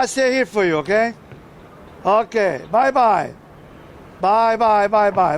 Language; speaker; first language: English; non-native, learner; Italian